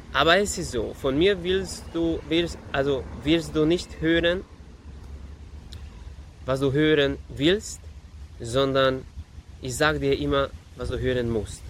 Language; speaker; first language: German; non-native, fluent; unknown